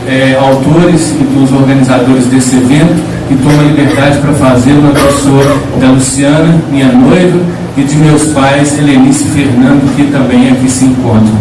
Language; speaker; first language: Portuguese; native; Portuguese